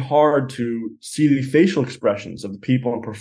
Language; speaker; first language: English; native; English